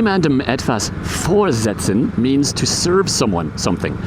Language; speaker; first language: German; non-native, fluent; English